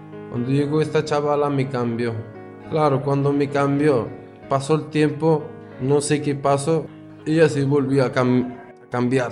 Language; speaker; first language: Spanish; non-native, fluent; Arabic